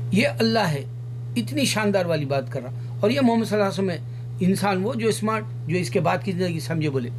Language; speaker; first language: Urdu; native; Urdu